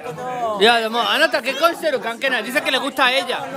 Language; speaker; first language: Spanish; native; Spanish